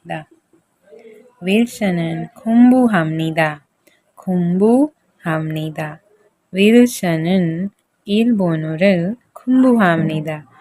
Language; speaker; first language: Korean; non-native, fluent; Hindi